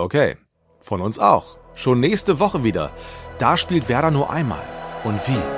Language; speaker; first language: German; native; German